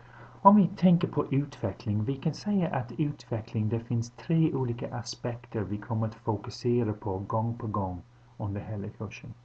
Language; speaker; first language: Swedish; non-native, fluent; English